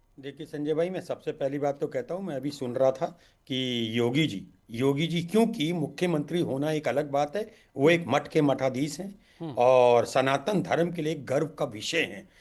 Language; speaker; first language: Hindi; native; Hindi